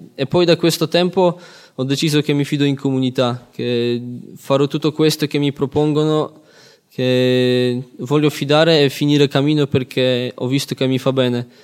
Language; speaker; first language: Italian; non-native, fluent; Polish